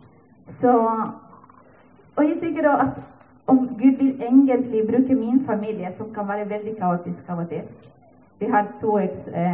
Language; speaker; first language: Norwegian; non-native, fluent; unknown